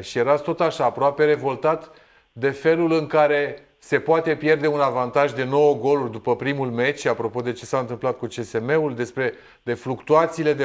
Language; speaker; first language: Romanian; native; Romanian